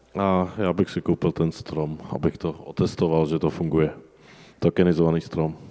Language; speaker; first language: Czech; native; Czech